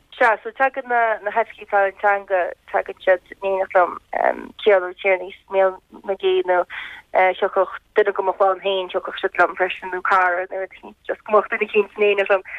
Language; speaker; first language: Irish; native; Irish